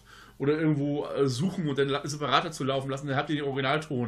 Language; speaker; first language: German; native; German